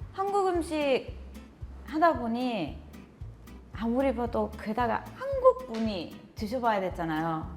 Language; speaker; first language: Korean; non-native, fluent; Italian